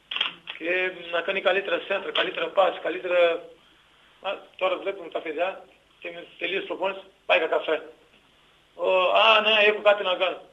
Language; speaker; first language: Greek; non-native, learner; Portuguese